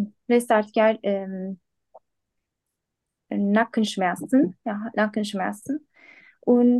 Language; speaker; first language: German; non-native, learner; Turkish